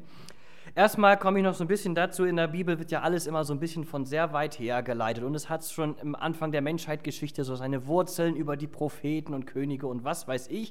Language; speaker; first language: German; native; German